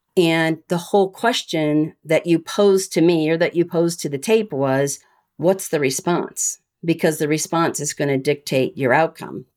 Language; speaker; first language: English; native; English